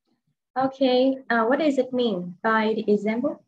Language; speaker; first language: English; non-native, fluent; Vietnamese